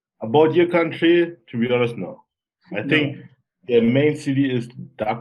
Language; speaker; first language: English; non-native, fluent; German